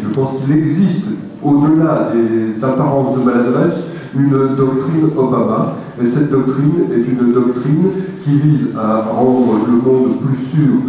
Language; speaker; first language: French; native; French